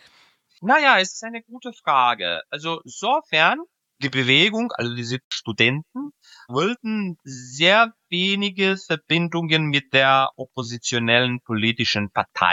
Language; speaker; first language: German; non-native, fluent; Serbian